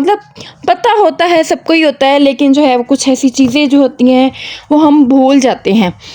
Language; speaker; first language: Urdu; non-native, local second language; Punjabi